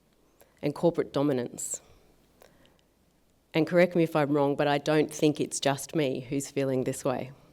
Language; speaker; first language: English; native; English